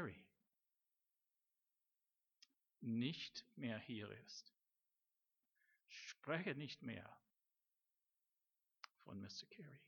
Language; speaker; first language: German; non-native, fluent; English